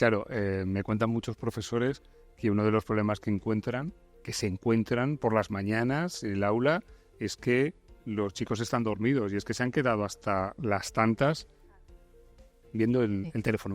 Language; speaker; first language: Spanish; native; Spanish